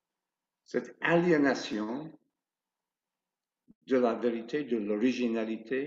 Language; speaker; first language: French; non-native, fluent; English